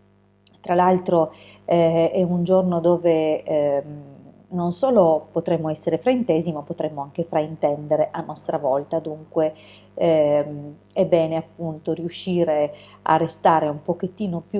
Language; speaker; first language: Italian; native; Italian